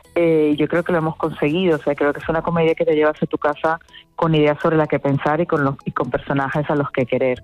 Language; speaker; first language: Spanish; native; Spanish